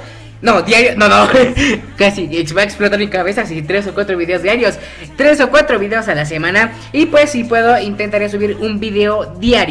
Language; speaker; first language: Spanish; native; Spanish